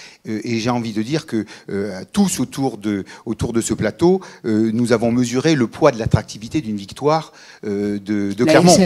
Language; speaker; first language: French; native; French